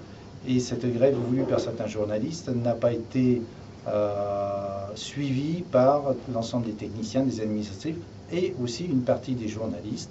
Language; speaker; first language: French; native; French